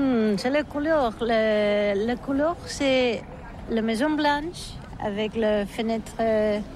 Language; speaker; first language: French; non-native, learner; Catalan